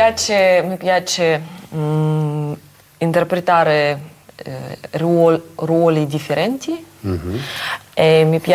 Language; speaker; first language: Italian; non-native, learner; Russian